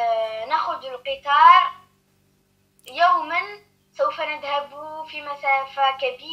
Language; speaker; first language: Arabic; non-native, learner; French